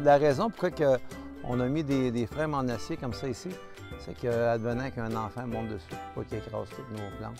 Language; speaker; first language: French; native; French